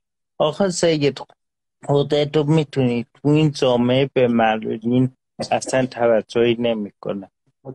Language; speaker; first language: Persian; non-native, local second language; Azerbaijani